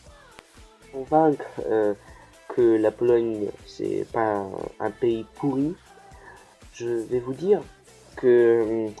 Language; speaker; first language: French; early bilingual, heritage; French